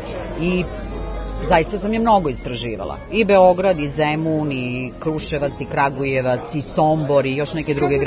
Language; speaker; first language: Serbian; native; Serbian